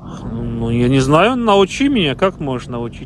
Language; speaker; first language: Russian; non-native, local second language; Kazakh